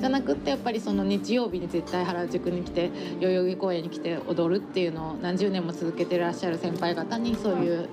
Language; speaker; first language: Japanese; native; Japanese